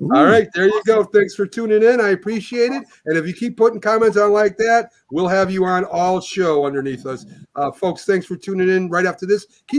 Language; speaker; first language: English; native; English